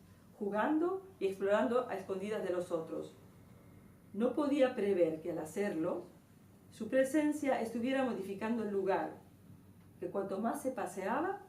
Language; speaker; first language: Spanish; native; Spanish